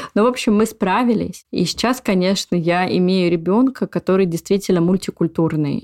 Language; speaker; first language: Russian; native; Russian